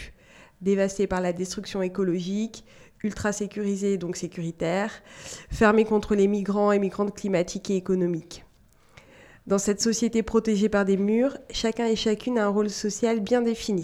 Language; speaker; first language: French; native; French